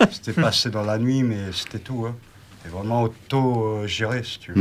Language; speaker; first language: French; native; French